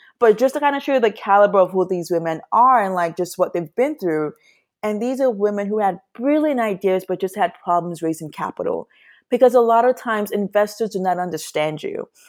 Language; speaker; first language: English; non-native, local second language; Yoruba